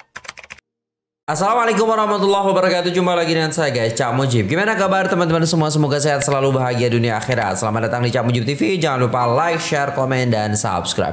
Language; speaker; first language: Indonesian; native; Indonesian